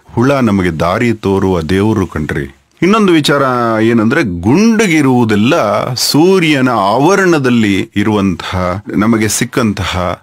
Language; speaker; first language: Kannada; native; Kannada